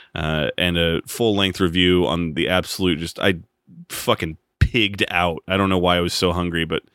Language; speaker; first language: English; native; English